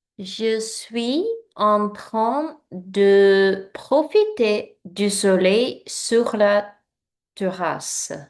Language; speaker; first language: French; non-native, learner; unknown